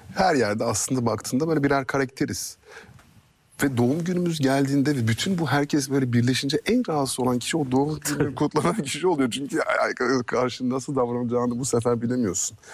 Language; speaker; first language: Turkish; early bilingual, heritage; Turkish